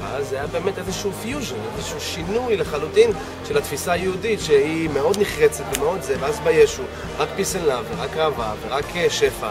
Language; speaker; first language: Hebrew; native; Hebrew